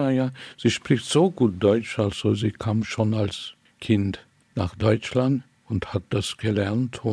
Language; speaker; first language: German; non-native, fluent; Hungarian